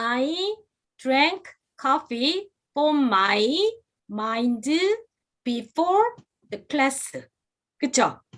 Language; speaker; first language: English; non-native, fluent; Korean